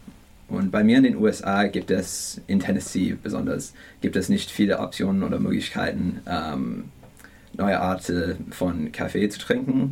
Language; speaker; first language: German; non-native, learner; English